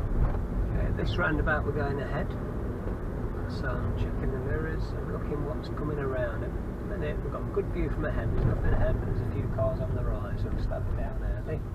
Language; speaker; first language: English; native; English